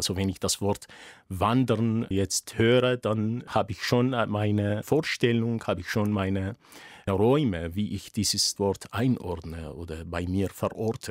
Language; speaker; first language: German; non-native, fluent; Arabic